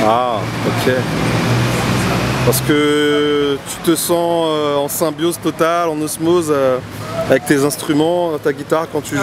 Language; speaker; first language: French; native; French